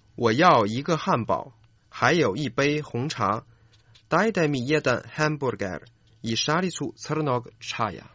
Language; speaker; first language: Croatian; non-native, fluent; Chinese